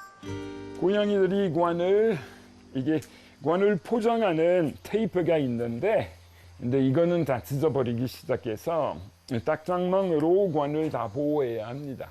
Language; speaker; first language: Korean; non-native, fluent; French